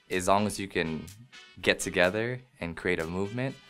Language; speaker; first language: English; native; English